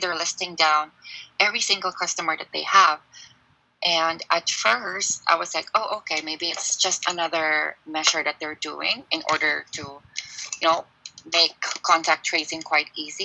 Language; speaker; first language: English; non-native, local second language; Filipino